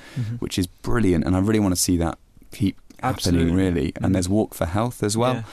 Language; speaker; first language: English; native; English